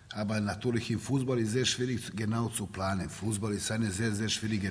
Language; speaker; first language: German; non-native, learner; Serbian